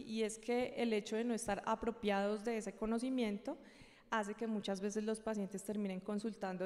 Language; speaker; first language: Spanish; native; Spanish